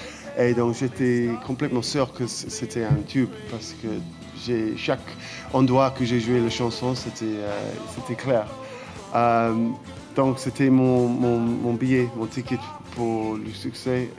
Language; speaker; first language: French; non-native, fluent; English